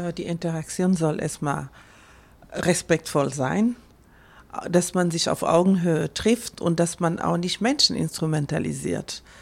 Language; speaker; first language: German; non-native, fluent; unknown